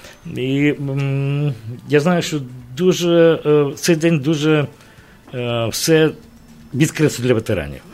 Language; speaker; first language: Ukrainian; native; Ukrainian